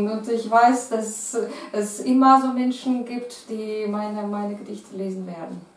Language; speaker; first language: German; non-native, fluent; Russian